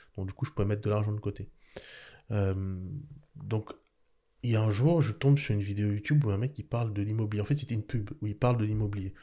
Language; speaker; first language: French; early bilingual, other home language; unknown